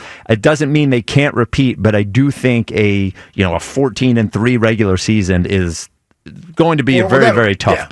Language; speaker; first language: English; native; English